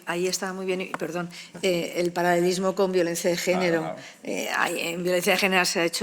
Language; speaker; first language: Spanish; native; Spanish